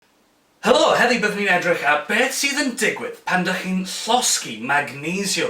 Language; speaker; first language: Welsh; non-native, local second language; English